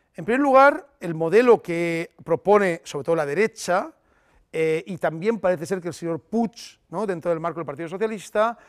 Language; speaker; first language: Spanish; native; Spanish